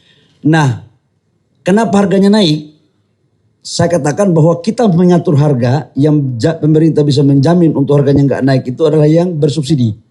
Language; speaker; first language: Indonesian; native; Indonesian